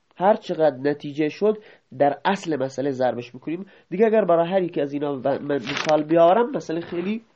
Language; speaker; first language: Persian; non-native, local second language; Baluchi